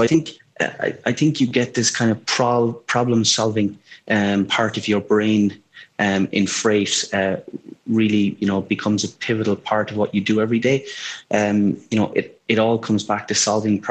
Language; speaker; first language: English; native; English